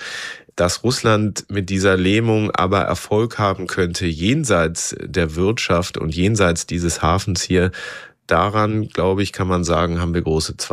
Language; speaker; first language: German; native; German